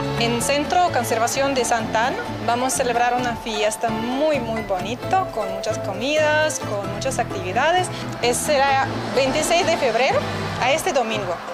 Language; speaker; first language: Spanish; non-native, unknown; Russian